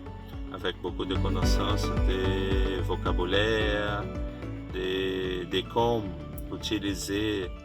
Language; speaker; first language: French; non-native, fluent; Portuguese